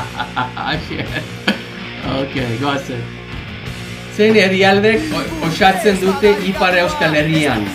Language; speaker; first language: Basque; non-native, learner; English